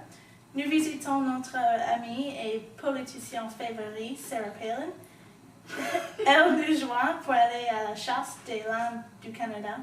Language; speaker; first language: French; non-native, learner; English